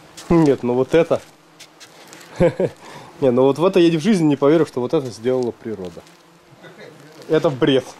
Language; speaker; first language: Russian; native; Russian